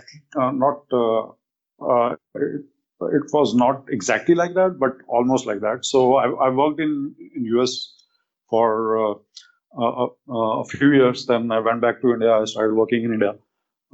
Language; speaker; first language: English; non-native, local second language; Hindi